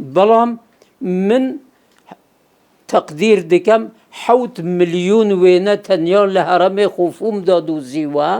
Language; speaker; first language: Central Kurdish; non-native, local second language; Kurdish